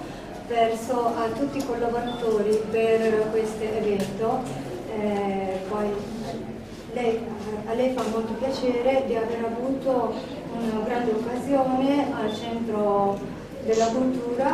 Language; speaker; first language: Italian; non-native, learner; Japanese